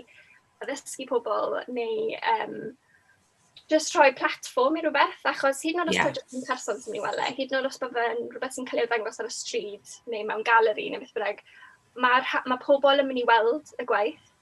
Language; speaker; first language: Welsh; native; Welsh